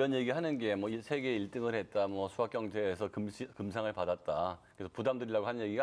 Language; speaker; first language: Korean; native; Korean